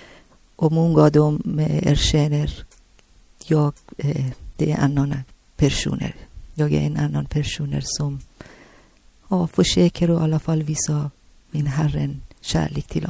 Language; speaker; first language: Swedish; non-native, learner; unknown